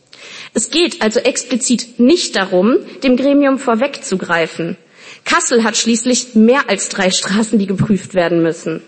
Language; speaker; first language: German; native; German